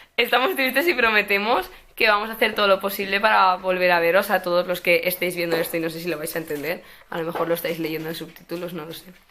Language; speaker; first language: Spanish; native; Spanish